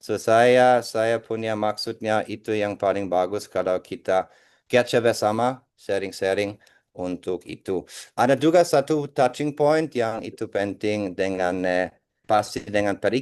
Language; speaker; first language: Indonesian; non-native, fluent; English